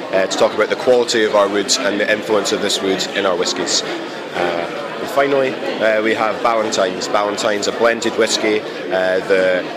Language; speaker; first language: English; native; English